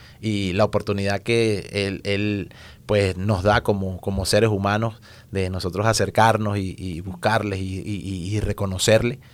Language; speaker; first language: Spanish; native; Spanish